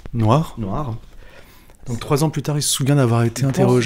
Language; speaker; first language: French; native; French